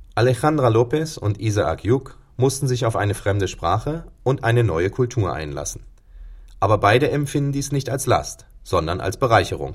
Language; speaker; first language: German; native; German